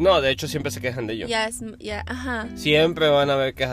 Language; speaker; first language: Spanish; native; Spanish